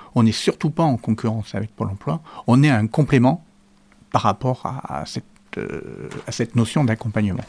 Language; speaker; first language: French; native; French